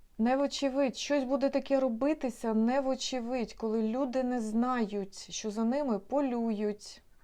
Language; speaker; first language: Ukrainian; non-native, local second language; Russian